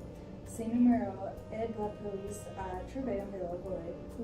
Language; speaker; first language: French; non-native, learner; English